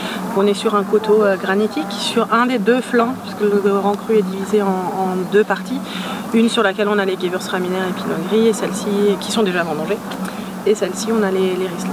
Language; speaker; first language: French; native; French